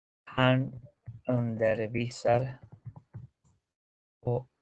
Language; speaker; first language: Swedish; non-native, fluent; Spanish